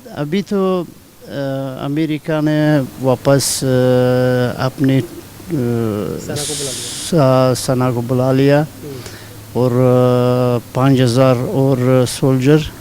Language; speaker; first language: Hindi; non-native, learner; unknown